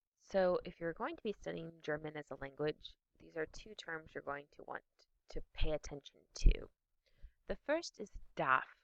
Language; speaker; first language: English; native; English